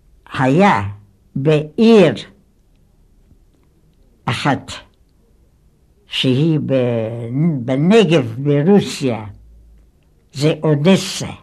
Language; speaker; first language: Hebrew; non-native, fluent; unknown